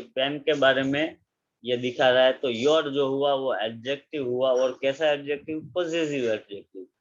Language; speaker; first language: Hindi; non-native, local second language; Gujarati